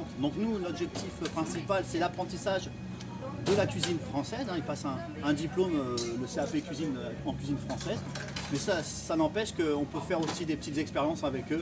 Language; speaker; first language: French; native; French